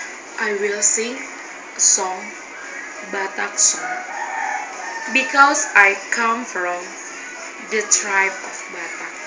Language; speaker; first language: English; non-native, learner; Indonesian